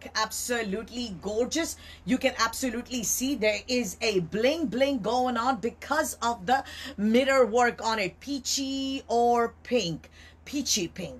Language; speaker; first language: English; non-native, local second language; Urdu